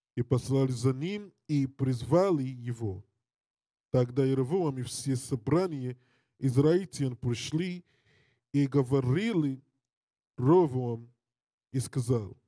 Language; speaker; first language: Russian; non-native, learner; English